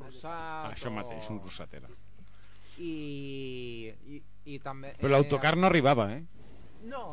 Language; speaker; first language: Catalan; non-native, local second language; Spanish